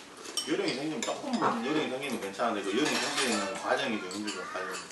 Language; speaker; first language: Korean; native; Korean